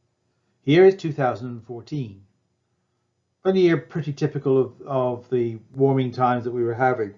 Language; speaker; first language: English; native; English